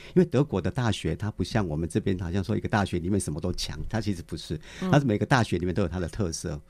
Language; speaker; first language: Chinese; native; Chinese